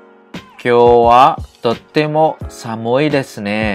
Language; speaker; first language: Japanese; non-native, fluent; Khmer